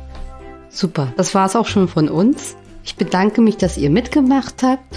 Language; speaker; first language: German; native; German